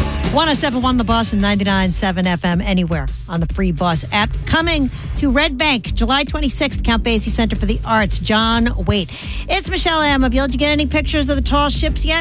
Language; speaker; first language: English; native; English